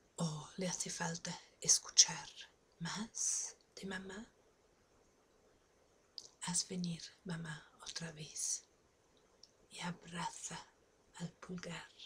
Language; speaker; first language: Spanish; non-native, fluent; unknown